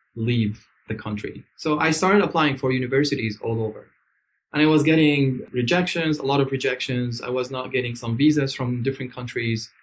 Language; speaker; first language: English; non-native, fluent; Arabic